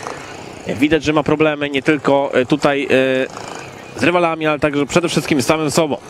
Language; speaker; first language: Polish; native; Polish